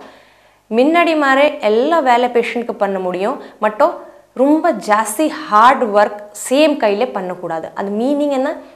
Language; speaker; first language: Tamil; non-native, fluent; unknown